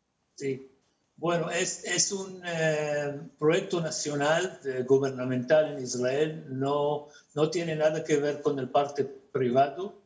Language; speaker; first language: Spanish; non-native, fluent; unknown